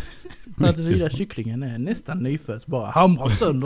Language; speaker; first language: Swedish; native; Swedish